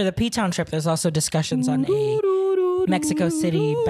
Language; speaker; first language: English; non-native, local second language; Filipino